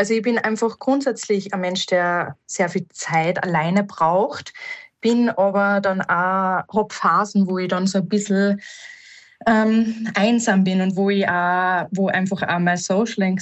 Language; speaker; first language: German; native; German